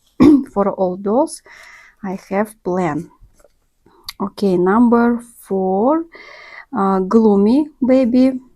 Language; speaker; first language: English; non-native, learner; Russian